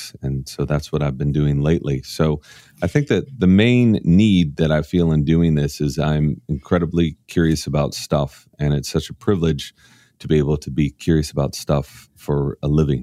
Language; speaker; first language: English; native; English